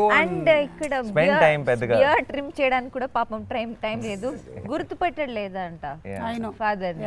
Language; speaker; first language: Telugu; non-native, learner; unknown